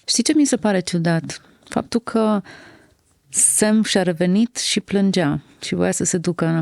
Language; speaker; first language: Romanian; native; Romanian